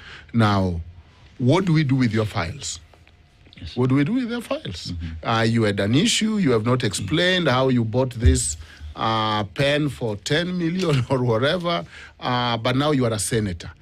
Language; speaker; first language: English; non-native, local second language; Luo (Kenya and Tanzania)